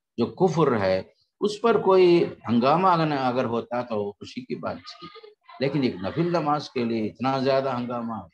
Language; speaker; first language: Urdu; native; Urdu